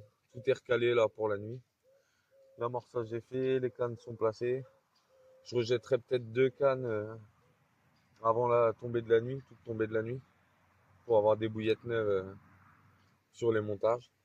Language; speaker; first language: French; native; French